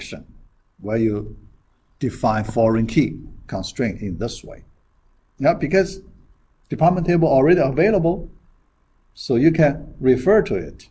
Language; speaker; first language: English; non-native, fluent; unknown